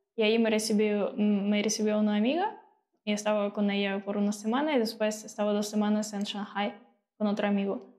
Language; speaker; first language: Spanish; non-native, fluent; Ukrainian